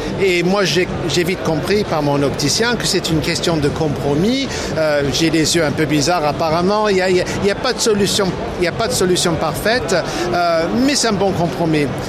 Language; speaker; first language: French; non-native, fluent; English